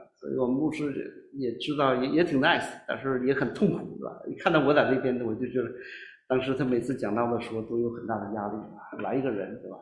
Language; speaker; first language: Chinese; native; Chinese